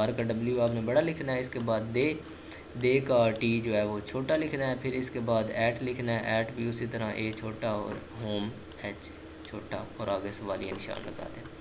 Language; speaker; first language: Urdu; non-native, local second language; Punjabi